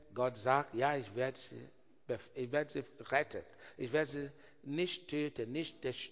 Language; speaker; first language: German; non-native, learner; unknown